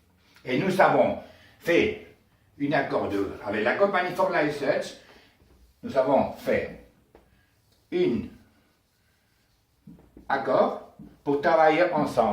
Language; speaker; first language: French; non-native, learner; Spanish